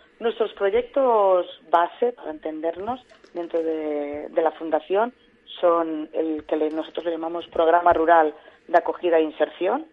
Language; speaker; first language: Spanish; non-native, local second language; Catalan